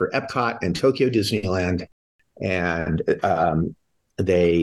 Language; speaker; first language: English; native; English